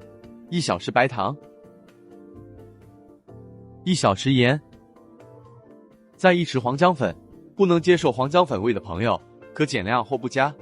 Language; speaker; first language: Chinese; native; Chinese